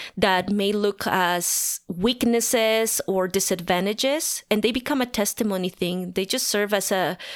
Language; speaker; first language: English; non-native, fluent; Spanish